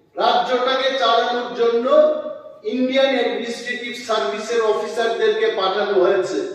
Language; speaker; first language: Bangla; non-native, local second language; Kok Borok